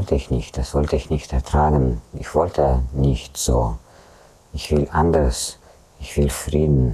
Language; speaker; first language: German; non-native, fluent; Russian